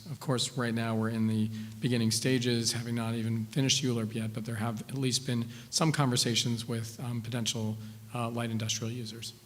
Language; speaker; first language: English; native; English